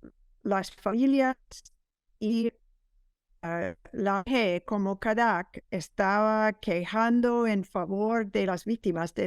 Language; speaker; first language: Spanish; non-native, fluent; English